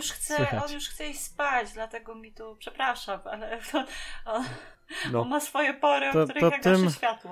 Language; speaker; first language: Polish; native; Polish